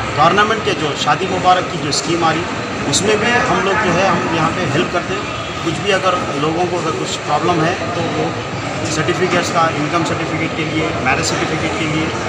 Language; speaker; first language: Hindi; non-native, local second language; Urdu